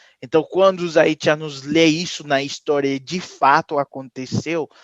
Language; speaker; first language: Portuguese; non-native, fluent; Haitian Creole